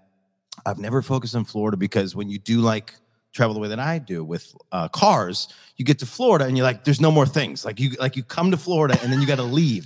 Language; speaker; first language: English; native; English